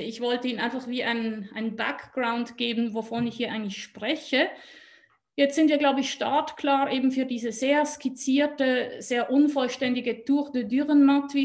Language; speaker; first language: German; native; German